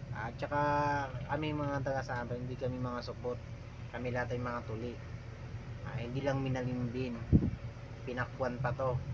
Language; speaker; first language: Filipino; non-native, local second language; Waray